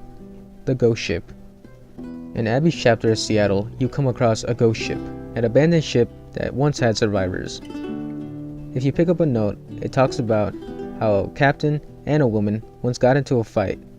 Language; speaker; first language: English; native; English